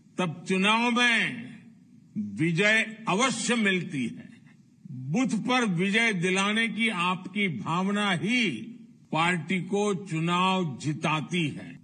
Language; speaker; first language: Hindi; non-native, local second language; Gujarati